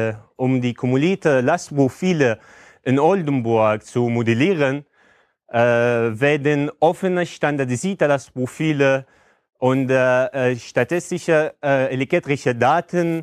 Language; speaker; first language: German; non-native, fluent; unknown